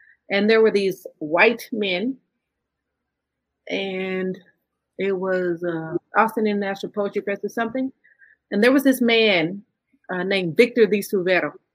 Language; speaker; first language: English; early bilingual, other home language; Spanish